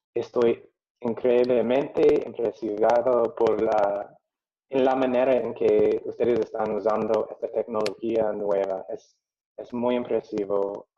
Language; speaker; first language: Spanish; non-native, learner; English